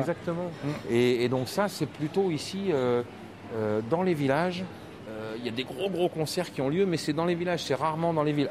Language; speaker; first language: French; native; French